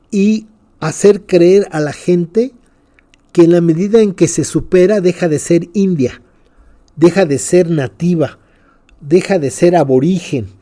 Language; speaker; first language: Spanish; native; Spanish